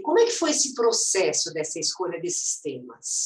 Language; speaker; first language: Portuguese; native; Portuguese